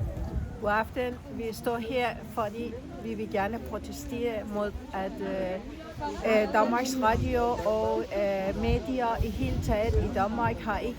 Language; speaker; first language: Danish; non-native, fluent; Persian